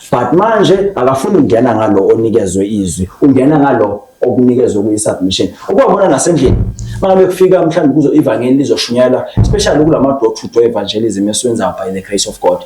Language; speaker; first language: Zulu; non-native, local second language; Xhosa